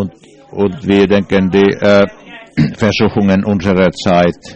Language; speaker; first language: German; non-native, learner; English